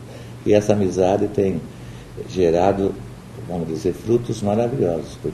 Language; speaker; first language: Portuguese; native; Portuguese